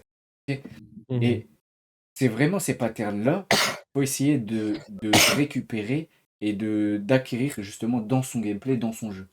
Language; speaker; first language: French; native; French